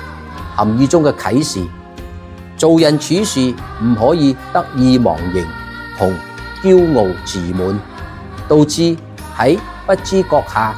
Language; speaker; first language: Chinese; non-native, local second language; Cantonese